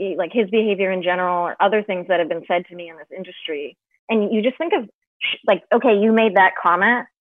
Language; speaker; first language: English; native; English